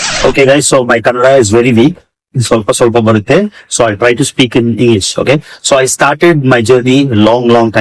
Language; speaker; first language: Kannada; non-native, learner; Telugu